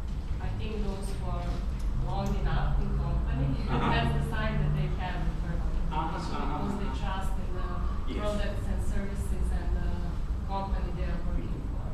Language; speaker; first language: English; non-native, fluent; Serbian